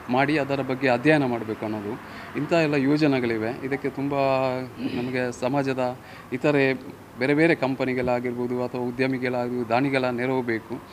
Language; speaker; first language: Kannada; non-native, local second language; Tulu